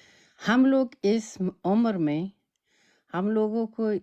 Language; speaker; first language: Hindi; non-native, learner; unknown